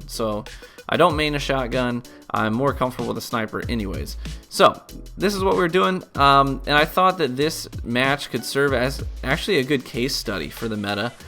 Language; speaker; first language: English; native; English